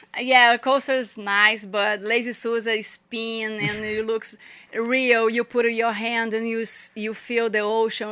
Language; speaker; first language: English; non-native, learner; Portuguese